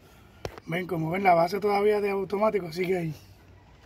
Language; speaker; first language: Spanish; native; Spanish